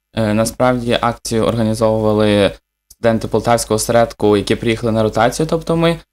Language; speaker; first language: Ukrainian; native; Ukrainian